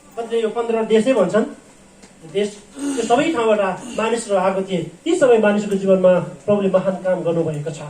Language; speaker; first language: Nepali; non-native, local second language; Eastern Tamang